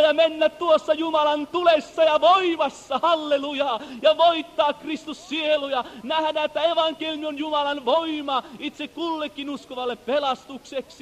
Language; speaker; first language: Finnish; native; Finnish